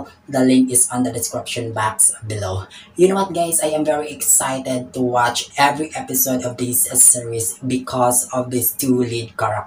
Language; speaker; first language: English; non-native, local second language; Filipino